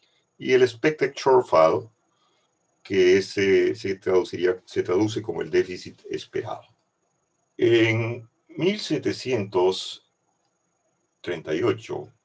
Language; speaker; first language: Spanish; native; Spanish